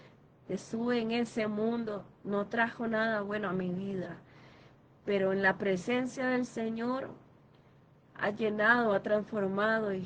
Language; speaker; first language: Spanish; native; Spanish